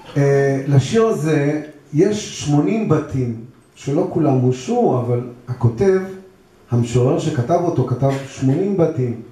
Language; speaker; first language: Hebrew; native; Hebrew